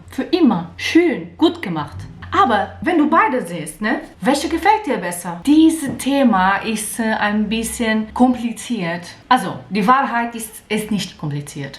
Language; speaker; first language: German; non-native, learner; Portuguese